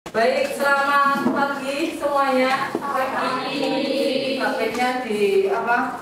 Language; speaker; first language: Indonesian; native; Indonesian